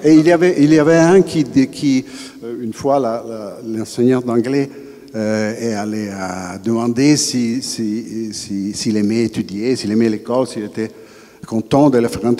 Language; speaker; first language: French; non-native, fluent; Italian